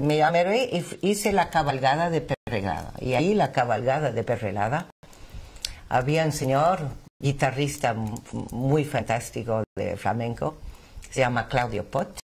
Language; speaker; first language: Spanish; non-native, fluent; English